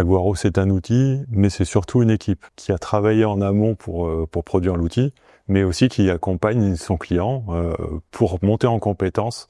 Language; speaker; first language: French; native; French